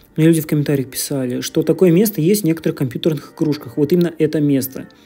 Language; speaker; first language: Russian; native; Russian